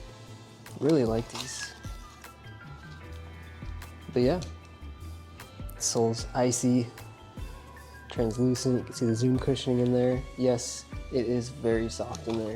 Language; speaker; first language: English; native; English